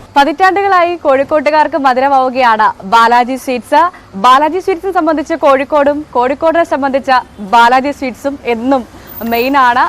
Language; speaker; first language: Malayalam; native; Malayalam